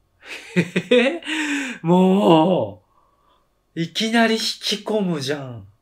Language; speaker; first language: Japanese; native; Japanese